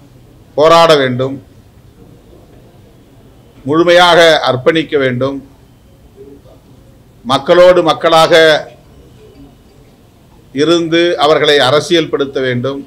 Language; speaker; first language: Tamil; native; Tamil